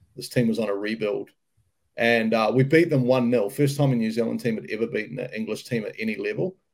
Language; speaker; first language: English; native; English